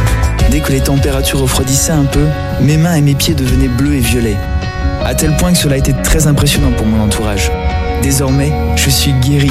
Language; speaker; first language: French; native; French